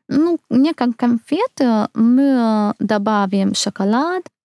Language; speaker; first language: Russian; non-native, fluent; Hungarian